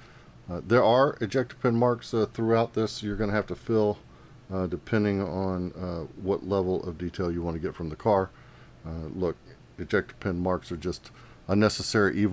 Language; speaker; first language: English; native; English